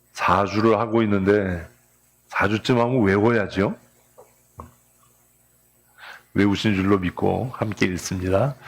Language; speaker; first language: Korean; native; Korean